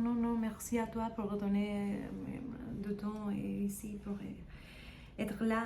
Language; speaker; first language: French; non-native, learner; Spanish